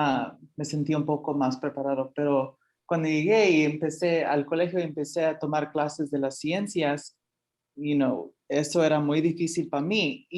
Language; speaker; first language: Spanish; early bilingual, heritage; Spanish